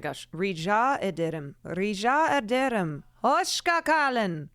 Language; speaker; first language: Turkish; non-native, learner; English